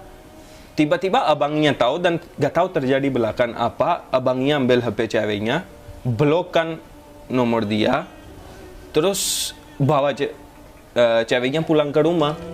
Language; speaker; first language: Indonesian; non-native, fluent; Hindi